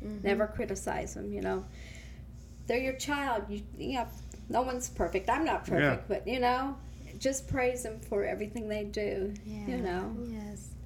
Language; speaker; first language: English; native; English